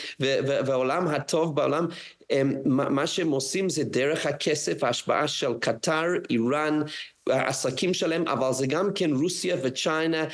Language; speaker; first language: Hebrew; non-native, fluent; English